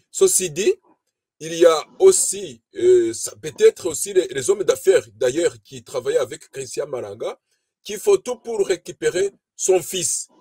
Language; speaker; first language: French; non-native, local second language; Kinyarwanda